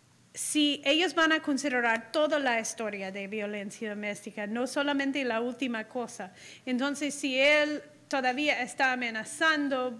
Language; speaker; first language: Spanish; non-native, fluent; English